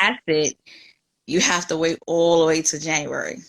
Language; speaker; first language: English; native; English